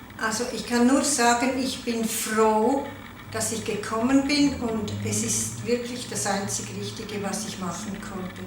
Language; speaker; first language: German; non-native, local second language; Italian